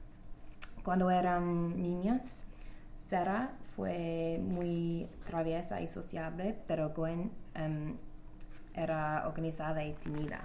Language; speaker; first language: Spanish; non-native, learner; English